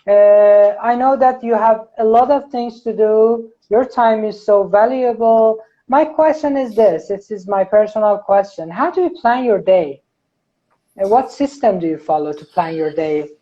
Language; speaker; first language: English; non-native, fluent; Persian